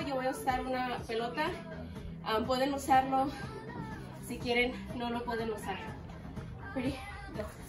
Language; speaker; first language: Spanish; early bilingual, heritage; Spanish